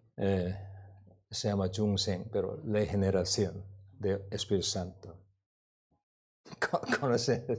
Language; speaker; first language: Spanish; non-native, learner; Korean